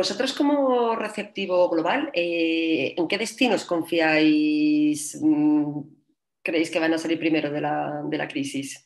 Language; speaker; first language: Spanish; native; Spanish